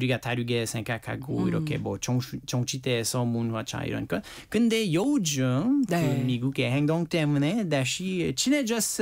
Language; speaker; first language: Korean; non-native, learner; French